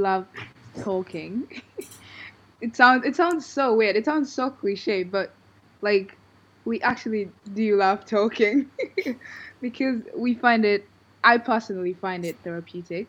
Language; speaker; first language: English; non-native, local second language; Ganda